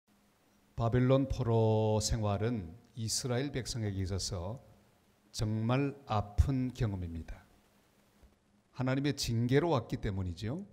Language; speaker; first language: Korean; native; Korean